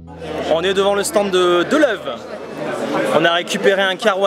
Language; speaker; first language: French; native; French